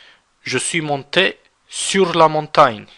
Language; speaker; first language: French; non-native, fluent; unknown